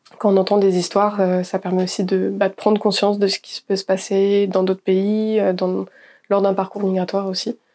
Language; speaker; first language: French; native; French